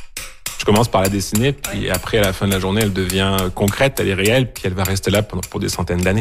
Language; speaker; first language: French; native; French